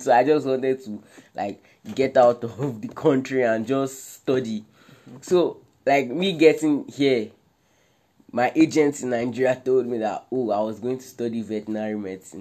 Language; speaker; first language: English; non-native, local second language; Yoruba